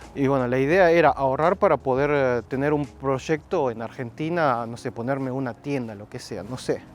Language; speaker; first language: Spanish; native; Spanish